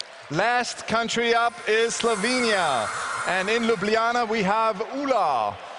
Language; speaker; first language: English; non-native, fluent; Danish